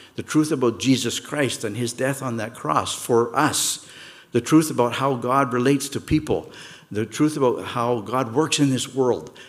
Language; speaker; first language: English; native; English